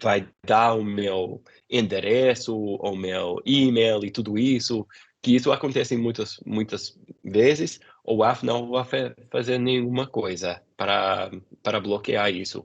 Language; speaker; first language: Portuguese; non-native, fluent; English